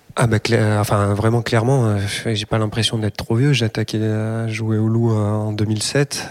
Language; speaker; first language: French; native; French